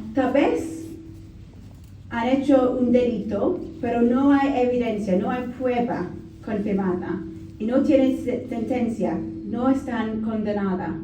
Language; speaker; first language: Spanish; non-native, learner; English